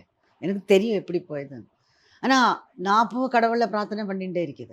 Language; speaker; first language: Tamil; non-native, learner; Malayalam